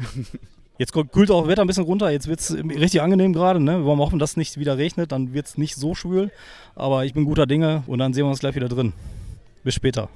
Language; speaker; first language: German; native; German